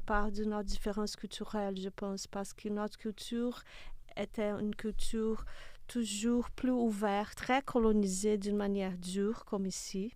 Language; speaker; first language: French; non-native, fluent; Portuguese